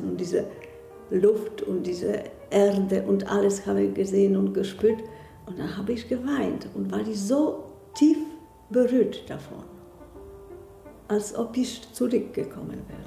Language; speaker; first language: German; non-native, fluent; Polish